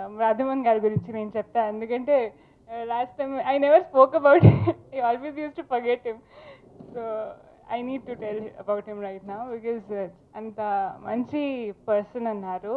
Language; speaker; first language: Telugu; non-native, fluent; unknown